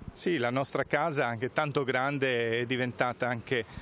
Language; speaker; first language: Italian; native; Italian